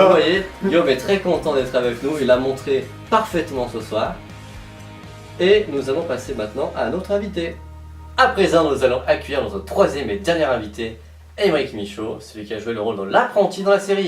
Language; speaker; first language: French; native; French